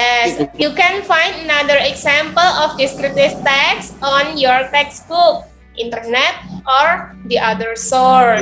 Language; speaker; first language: English; non-native, learner; Indonesian